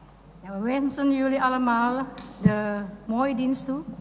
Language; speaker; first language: Dutch; non-native, fluent; Indonesian